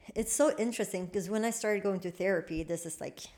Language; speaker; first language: English; non-native, fluent; Swedish